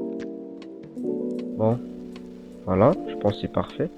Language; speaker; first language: French; non-native, local second language; Malagasy